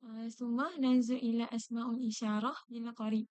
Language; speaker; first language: Arabic; non-native, learner; Malay